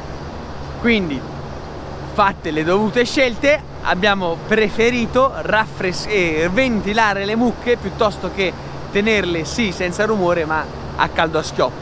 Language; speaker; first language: Italian; native; Italian